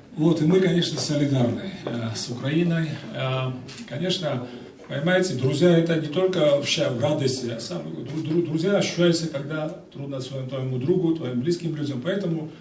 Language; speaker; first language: Russian; non-native, local second language; Georgian